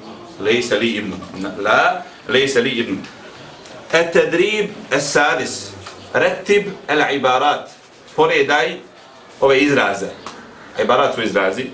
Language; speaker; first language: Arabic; non-native, fluent; Bosnian